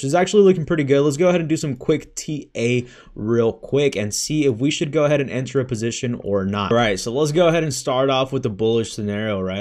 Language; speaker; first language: English; native; English